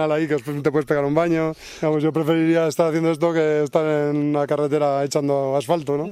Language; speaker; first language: Spanish; native; Spanish